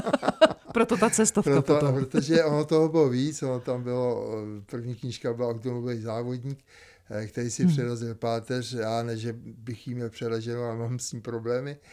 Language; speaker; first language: Czech; native; Czech